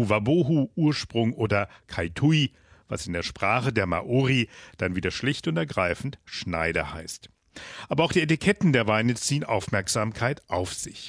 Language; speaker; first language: German; native; German